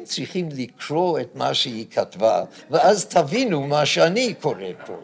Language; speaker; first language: Hebrew; non-native, fluent; English